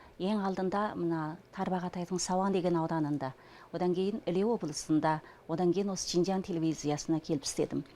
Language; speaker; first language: Kazakh; native; Kazakh